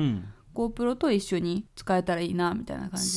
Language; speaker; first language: Japanese; native; Japanese